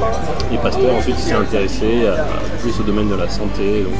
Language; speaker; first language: French; native; French